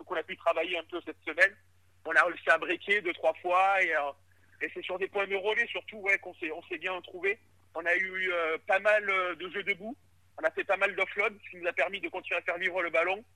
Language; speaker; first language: French; native; French